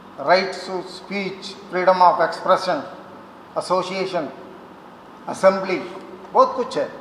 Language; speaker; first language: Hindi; non-native, local second language; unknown